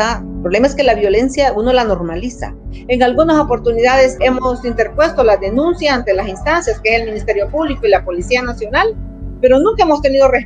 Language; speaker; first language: Spanish; native; Spanish